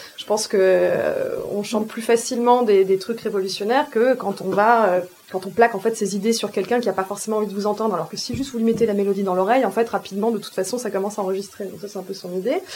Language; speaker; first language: French; native; French